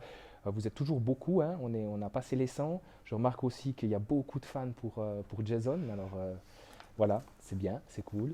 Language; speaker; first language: French; native; French